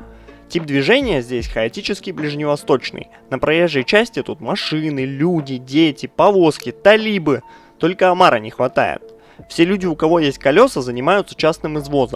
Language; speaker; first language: Russian; native; Russian